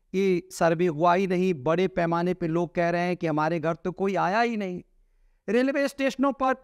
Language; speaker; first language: Hindi; native; Hindi